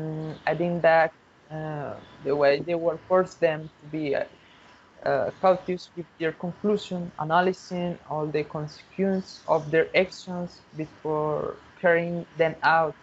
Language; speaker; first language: English; non-native, learner; Spanish